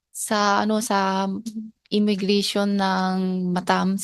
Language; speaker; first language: Filipino; non-native, learner; Chinese